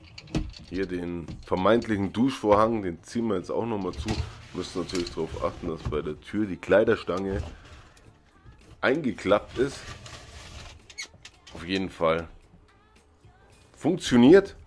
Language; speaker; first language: German; native; German